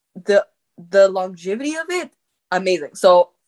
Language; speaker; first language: English; non-native, fluent; French